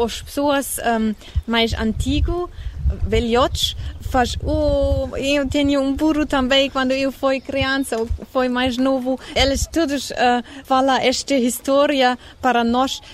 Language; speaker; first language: Portuguese; non-native, learner; German